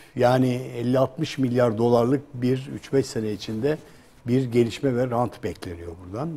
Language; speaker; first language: Turkish; native; Turkish